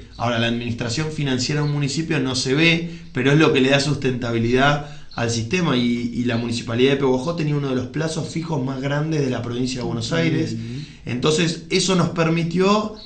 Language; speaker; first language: Spanish; native; Spanish